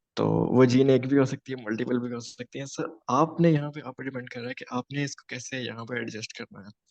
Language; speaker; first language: Urdu; non-native, local second language; Punjabi